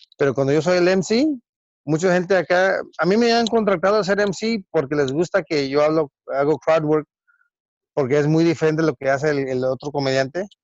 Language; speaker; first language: Spanish; early bilingual, heritage; Spanish